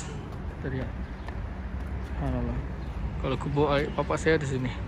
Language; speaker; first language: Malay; early bilingual, heritage; Malay